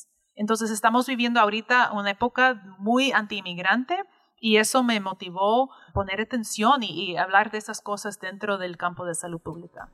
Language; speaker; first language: Spanish; early bilingual, heritage; English